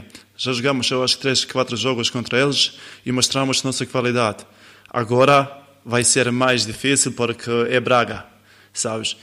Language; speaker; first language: Portuguese; non-native, learner; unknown